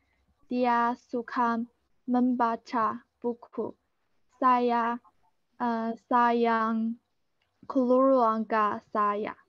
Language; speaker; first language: Indonesian; non-native, learner; Chinese